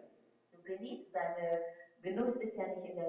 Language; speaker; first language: German; non-native, fluent; Russian